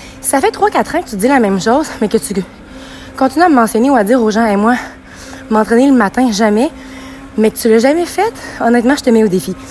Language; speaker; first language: French; native; French